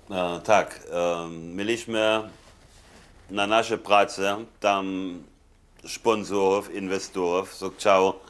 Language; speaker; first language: Polish; non-native, learner; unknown